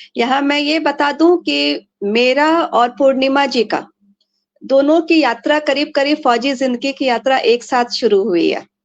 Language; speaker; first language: Hindi; native; Hindi